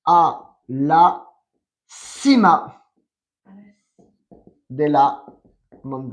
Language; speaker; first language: Spanish; non-native, fluent; French